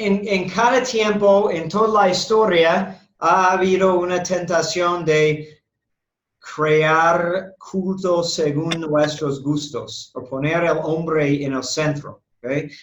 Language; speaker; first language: Spanish; non-native, fluent; English